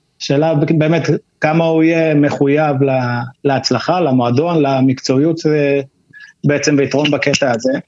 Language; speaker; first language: Hebrew; native; Hebrew